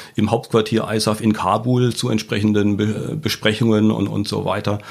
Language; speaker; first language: German; native; German